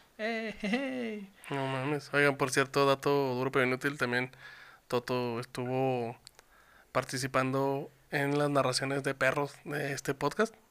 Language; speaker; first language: Spanish; native; Spanish